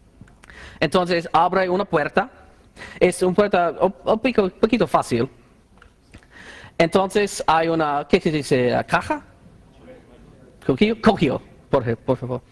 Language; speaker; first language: Spanish; non-native, learner; English